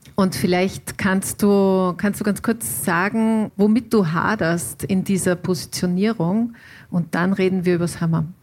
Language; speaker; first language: German; native; German